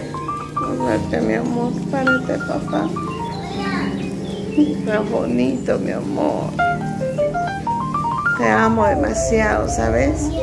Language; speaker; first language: Spanish; native; Spanish